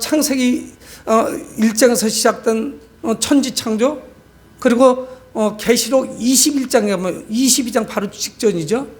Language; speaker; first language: Korean; native; Korean